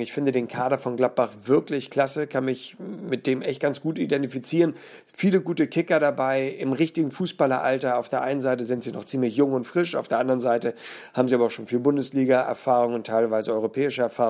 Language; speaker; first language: German; native; German